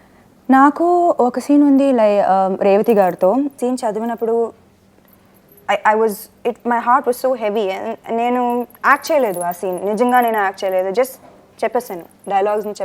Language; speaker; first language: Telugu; non-native, fluent; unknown